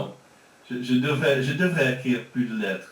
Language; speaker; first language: French; early bilingual, heritage; French